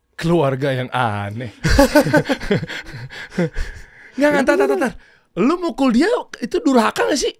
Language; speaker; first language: Indonesian; native; Indonesian